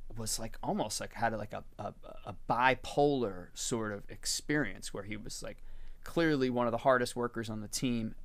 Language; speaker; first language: English; native; English